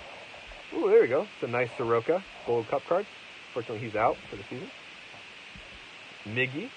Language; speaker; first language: English; native; English